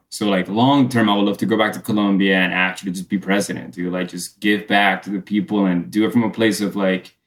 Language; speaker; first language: English; early bilingual, other home language; Spanish